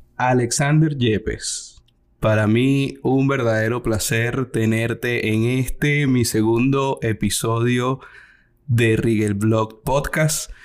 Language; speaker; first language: Spanish; native; Spanish